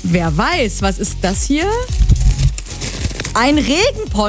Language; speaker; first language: German; native; German